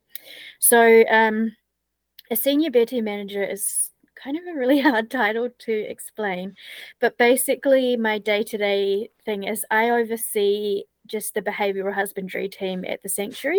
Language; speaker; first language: English; native; English